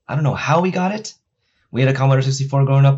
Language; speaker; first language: English; native; English